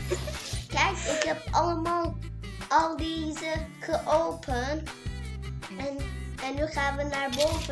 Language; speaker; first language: Dutch; early bilingual, other home language; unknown